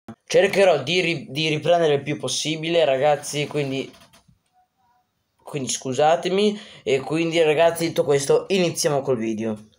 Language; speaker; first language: Italian; native; Italian